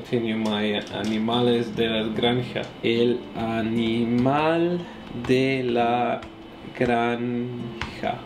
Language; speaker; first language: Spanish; non-native, learner; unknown